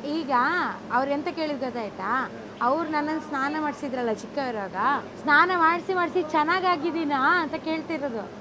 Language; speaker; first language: Kannada; non-native, local second language; Konkani